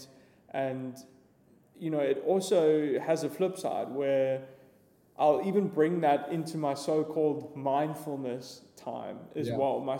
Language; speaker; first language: English; native; English